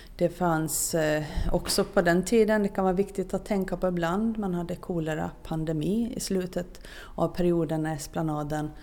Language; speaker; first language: Swedish; native; Swedish